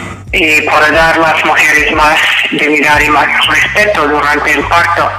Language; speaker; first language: Spanish; non-native, fluent; English